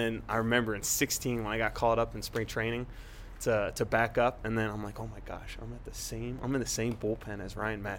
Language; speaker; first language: English; native; English